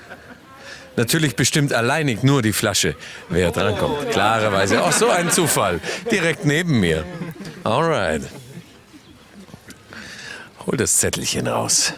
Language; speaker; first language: German; native; German